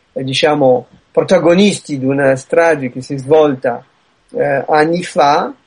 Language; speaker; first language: Italian; early bilingual, heritage; Italian